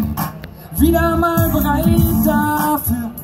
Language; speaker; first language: German; native; German